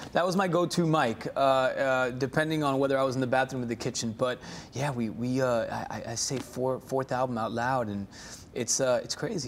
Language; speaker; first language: English; early bilingual, other home language; Spanish